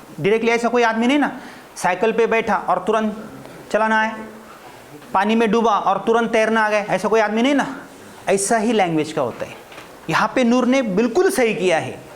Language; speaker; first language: Hindi; non-native, local second language; Marathi